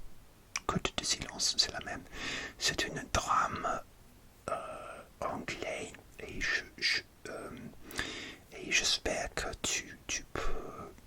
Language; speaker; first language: French; non-native, learner; English